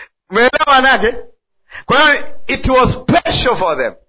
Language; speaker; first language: English; non-native, local second language; Swahili